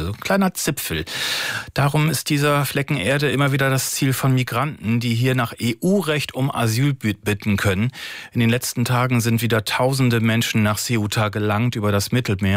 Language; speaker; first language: German; native; German